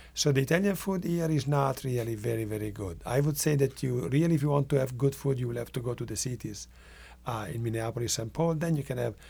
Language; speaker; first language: English; non-native, fluent; Italian